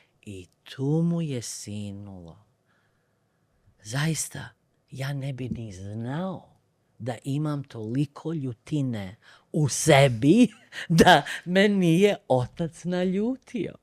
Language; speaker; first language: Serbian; early bilingual, other home language; Bosnian